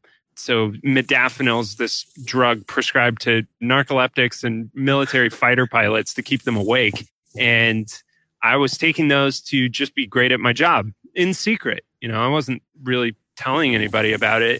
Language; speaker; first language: English; native; English